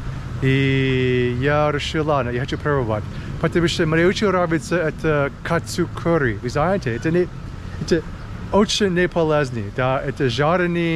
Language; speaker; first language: Russian; non-native, learner; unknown